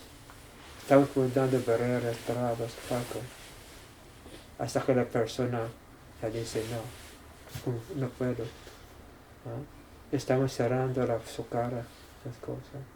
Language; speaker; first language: Spanish; non-native, fluent; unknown